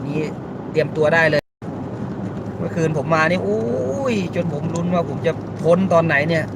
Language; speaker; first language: Thai; native; Thai